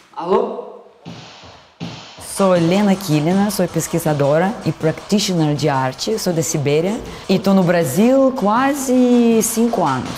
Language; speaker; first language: Portuguese; non-native, fluent; Russian